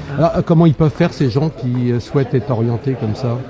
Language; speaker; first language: French; native; French